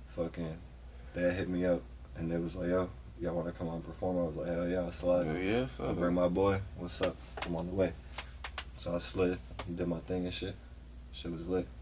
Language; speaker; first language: English; native; English